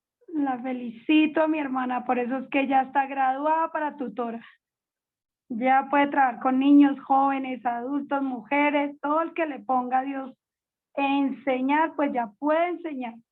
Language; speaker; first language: Spanish; native; Spanish